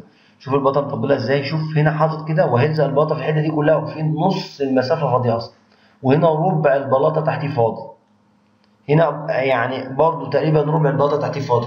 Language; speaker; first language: Arabic; native; Arabic